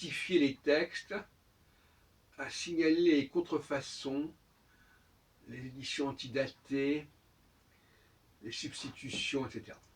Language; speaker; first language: French; native; French